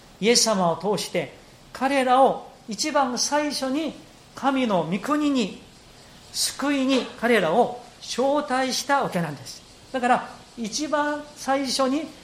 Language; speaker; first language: Japanese; non-native, fluent; Korean